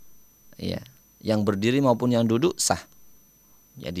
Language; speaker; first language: Indonesian; native; Indonesian